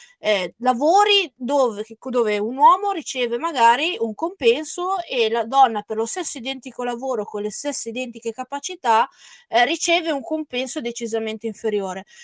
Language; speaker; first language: Italian; native; Italian